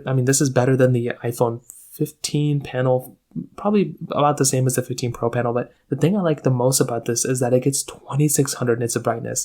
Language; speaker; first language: English; native; English